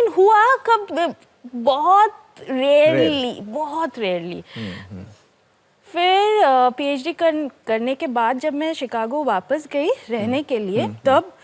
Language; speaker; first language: Hindi; non-native, local second language; Bangla